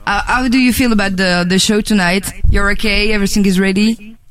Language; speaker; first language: English; non-native, fluent; French